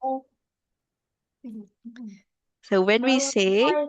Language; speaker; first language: English; non-native, local second language; Filipino